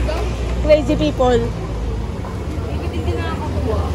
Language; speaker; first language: English; non-native, local second language; Filipino